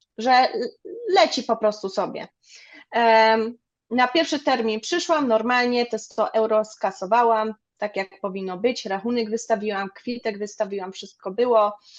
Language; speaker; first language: Polish; early bilingual, other home language; German